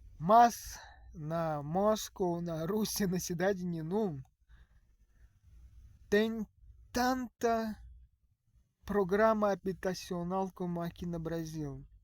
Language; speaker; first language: Portuguese; non-native, learner; Russian